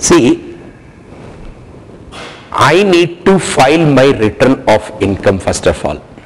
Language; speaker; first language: English; non-native, local second language; Hindi